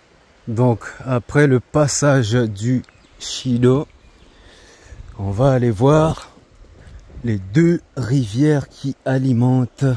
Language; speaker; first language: French; non-native, local second language; Comorian